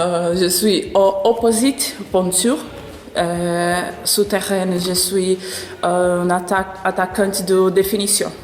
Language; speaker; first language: French; non-native, learner; Portuguese